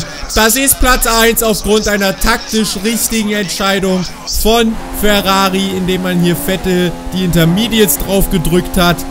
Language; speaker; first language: German; native; German